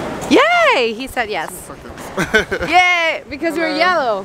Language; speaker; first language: English; non-native, fluent; Italian